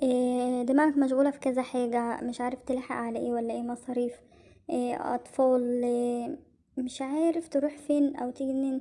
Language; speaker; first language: Arabic; native; Arabic